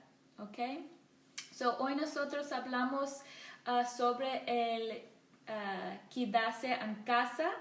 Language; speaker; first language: Spanish; non-native, learner; English